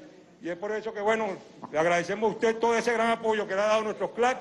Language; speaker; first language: Spanish; native; Spanish